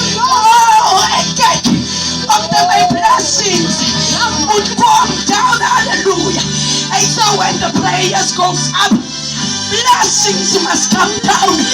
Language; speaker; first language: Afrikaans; non-native, local second language; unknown